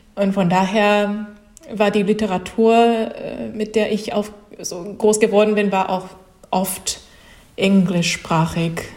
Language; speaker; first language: German; non-native, fluent; Japanese